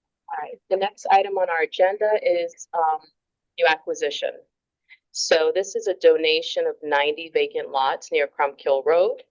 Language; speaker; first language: English; native; English